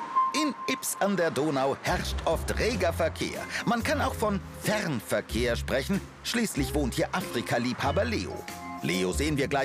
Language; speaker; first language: German; native; German